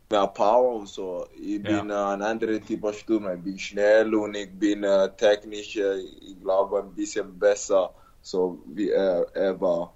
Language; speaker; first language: German; non-native, learner; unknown